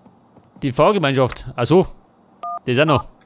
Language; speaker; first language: German; native; German